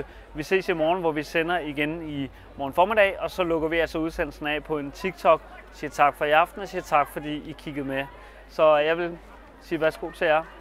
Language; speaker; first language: Danish; native; Danish